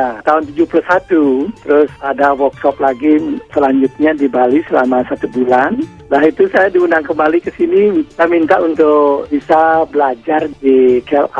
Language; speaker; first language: Indonesian; non-native, local second language; Balinese